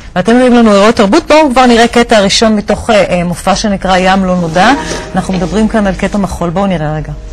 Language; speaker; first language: Hebrew; native; Hebrew